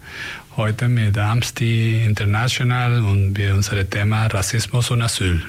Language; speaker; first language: German; non-native, fluent; Spanish